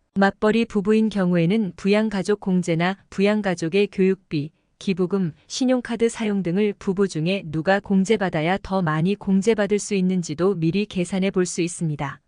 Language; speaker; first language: Korean; native; Korean